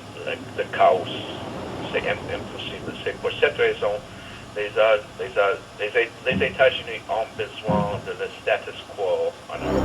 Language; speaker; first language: French; non-native, fluent; English